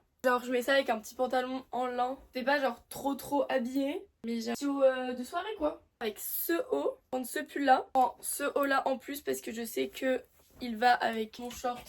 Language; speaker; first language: French; native; French